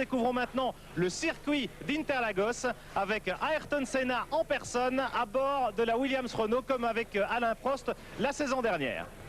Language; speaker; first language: French; native; French